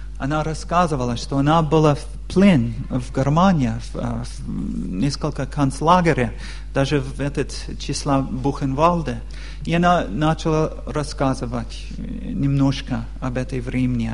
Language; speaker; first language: Russian; non-native, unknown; English